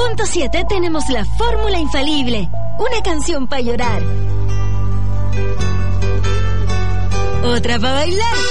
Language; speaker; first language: Spanish; native; Spanish